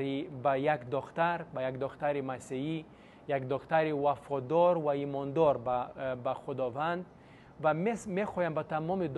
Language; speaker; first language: Persian; non-native, fluent; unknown